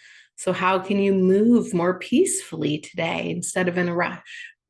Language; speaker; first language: English; native; English